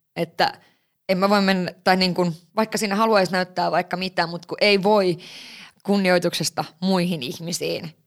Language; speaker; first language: Finnish; early bilingual, heritage; Finnish